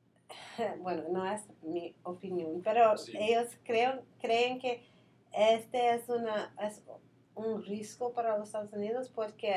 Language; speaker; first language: Spanish; non-native, fluent; English